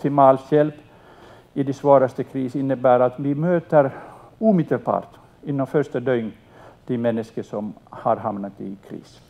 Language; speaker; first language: Swedish; non-native, local second language; Finnish